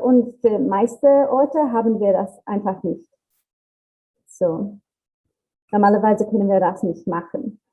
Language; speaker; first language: German; non-native, learner; English